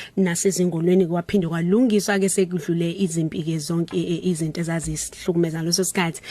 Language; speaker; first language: Zulu; native; Zulu